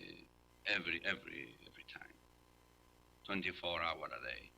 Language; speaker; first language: English; non-native, learner; Spanish